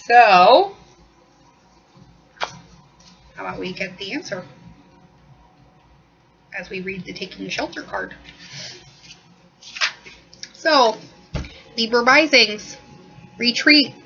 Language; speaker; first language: English; native; English